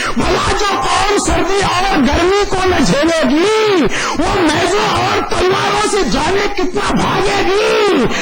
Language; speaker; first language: Urdu; native; Urdu